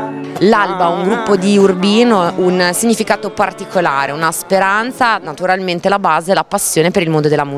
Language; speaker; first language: Italian; native; Italian